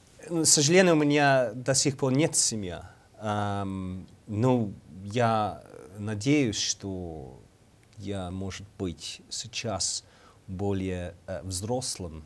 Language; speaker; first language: Russian; non-native, learner; English